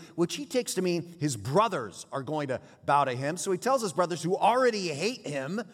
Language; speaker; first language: English; early bilingual, other home language; Swiss German